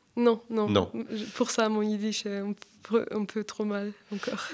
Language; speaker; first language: French; non-native, learner; German